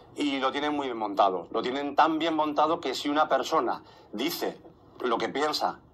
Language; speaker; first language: Spanish; native; Spanish